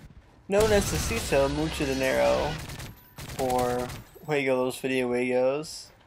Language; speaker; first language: Spanish; non-native, learner; English